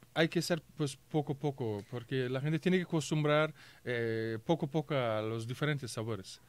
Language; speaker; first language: Spanish; non-native, fluent; Turkish